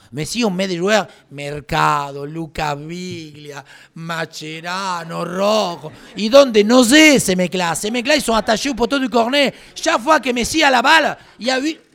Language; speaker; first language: French; non-native, fluent; Spanish